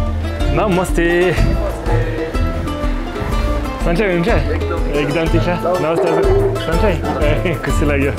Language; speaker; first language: Nepali; non-native, learner; French